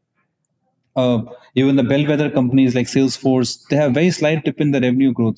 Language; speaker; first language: English; non-native, local second language; Punjabi